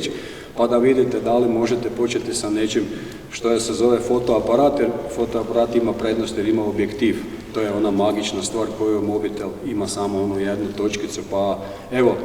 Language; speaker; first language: Croatian; native; Croatian